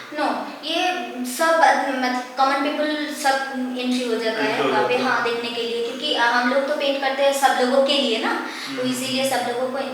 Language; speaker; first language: Hindi; non-native, local second language; Bangla